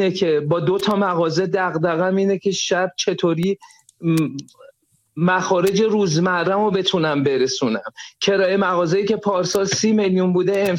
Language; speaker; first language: Persian; native; Persian